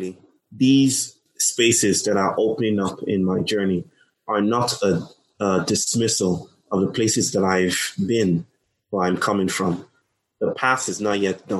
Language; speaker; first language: English; non-native, local second language; Yoruba